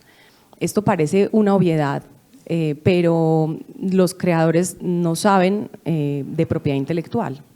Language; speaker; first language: Spanish; native; Spanish